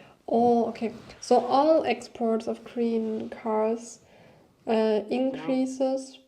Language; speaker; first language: English; non-native, fluent; German